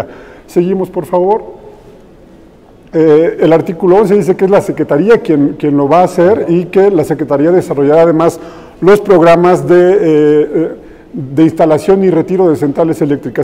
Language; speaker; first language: Spanish; native; Spanish